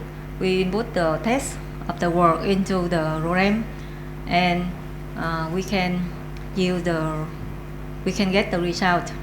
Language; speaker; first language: English; non-native, learner; Vietnamese